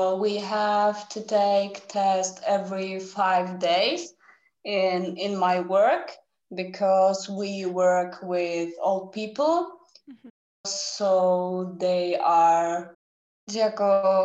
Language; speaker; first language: English; non-native, learner; Czech